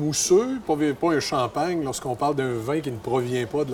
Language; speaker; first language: French; native; French